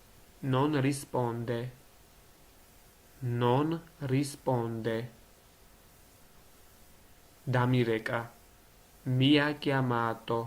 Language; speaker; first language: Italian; non-native, learner; Georgian